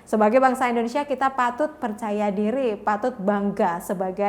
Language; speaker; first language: Indonesian; native; Indonesian